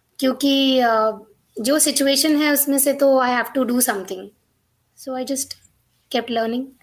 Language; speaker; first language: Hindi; non-native, local second language; Marathi